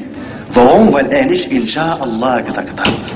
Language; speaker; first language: German; non-native, learner; Arabic